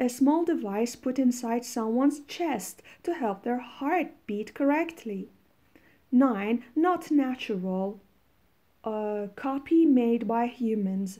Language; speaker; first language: English; non-native, fluent; Persian